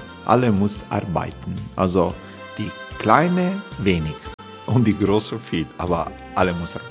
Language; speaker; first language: German; non-native, learner; Croatian